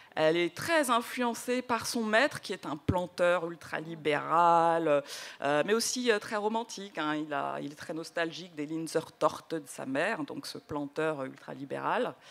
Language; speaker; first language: French; native; French